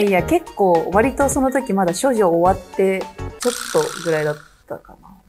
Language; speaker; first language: Japanese; native; Japanese